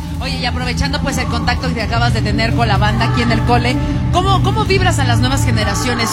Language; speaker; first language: Spanish; native; Spanish